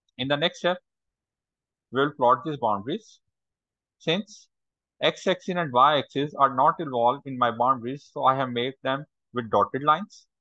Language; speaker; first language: English; non-native, local second language; Urdu